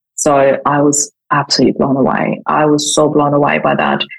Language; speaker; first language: English; non-native, fluent; German